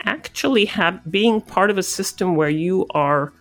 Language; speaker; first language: English; non-native, fluent; Hebrew